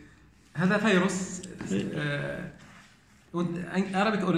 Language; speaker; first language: Arabic; non-native, learner; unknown